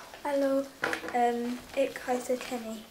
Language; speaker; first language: German; non-native, learner; English